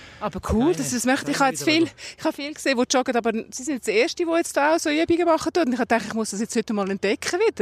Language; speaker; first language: German; native; German